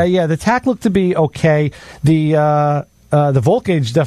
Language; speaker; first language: English; native; English